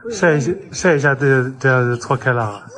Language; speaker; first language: Chinese; native; Chinese